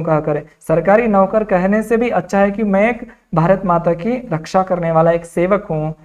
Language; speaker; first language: Hindi; non-native, local second language; Kannada